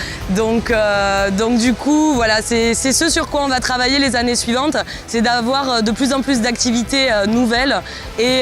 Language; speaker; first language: French; native; French